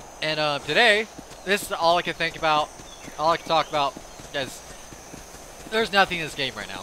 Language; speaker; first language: English; native; English